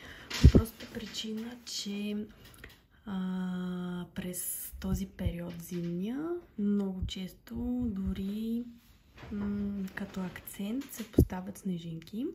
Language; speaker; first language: Bulgarian; native; Bulgarian